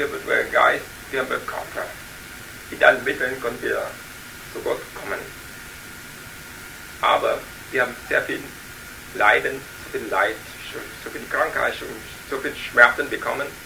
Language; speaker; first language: German; non-native, learner; Vietnamese